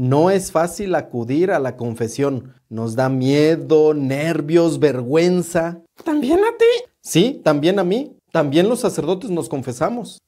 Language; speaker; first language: Spanish; native; Spanish